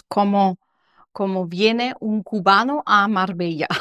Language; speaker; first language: Spanish; non-native, learner; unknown